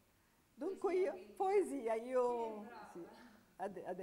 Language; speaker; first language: Italian; non-native, fluent; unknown